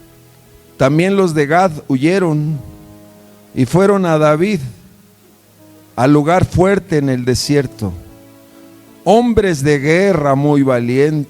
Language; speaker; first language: Spanish; native; Spanish